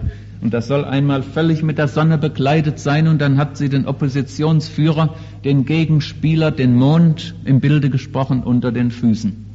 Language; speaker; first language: German; native; German